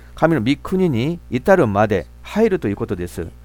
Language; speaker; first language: Japanese; non-native, fluent; Korean